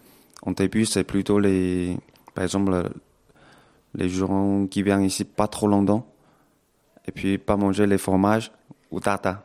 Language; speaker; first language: French; non-native, fluent; Chinese